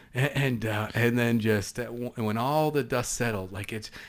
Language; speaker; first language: English; non-native, fluent; Hebrew